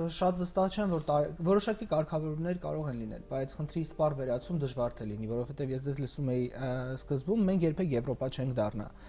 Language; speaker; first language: Armenian; native; Armenian